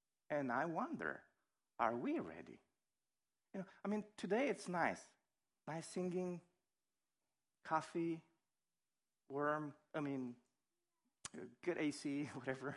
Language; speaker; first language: English; non-native, fluent; Romanian